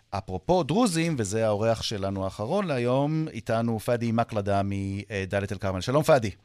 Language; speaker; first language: Hebrew; native; Hebrew